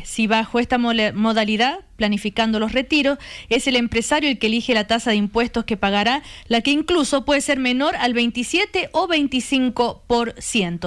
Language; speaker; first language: Spanish; native; Spanish